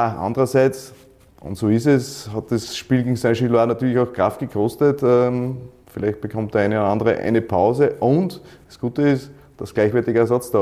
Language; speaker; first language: German; native; German